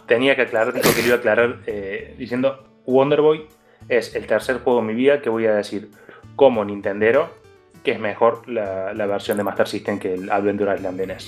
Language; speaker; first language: Spanish; native; Spanish